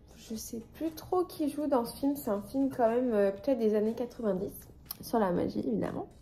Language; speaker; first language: French; native; French